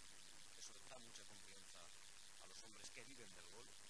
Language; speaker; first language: Spanish; native; Spanish